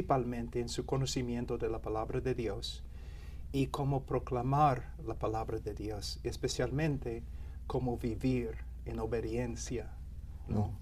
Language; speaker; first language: Spanish; non-native, fluent; English